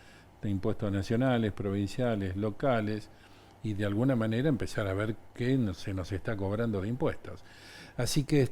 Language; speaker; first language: Spanish; native; Spanish